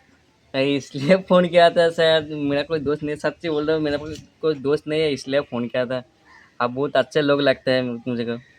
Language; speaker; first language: Hindi; non-native, local second language; Bangla